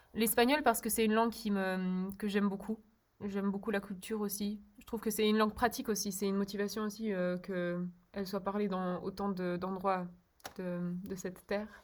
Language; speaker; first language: French; early bilingual, other home language; Czech